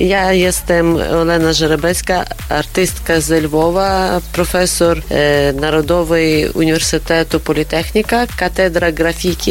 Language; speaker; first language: Polish; non-native, learner; Ukrainian